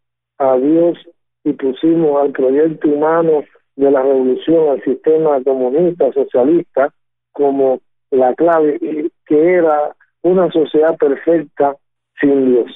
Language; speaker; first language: Spanish; native; Spanish